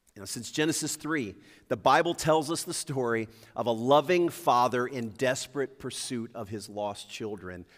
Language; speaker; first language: English; native; English